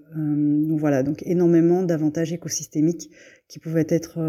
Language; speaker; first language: French; native; French